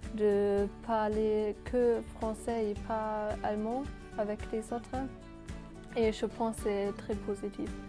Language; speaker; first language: French; non-native, fluent; German